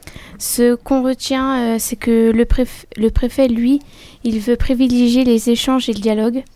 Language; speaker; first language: French; native; French